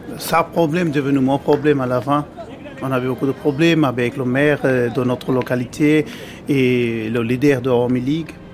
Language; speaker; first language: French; non-native, learner; Bangla